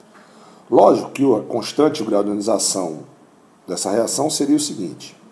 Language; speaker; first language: Portuguese; native; Portuguese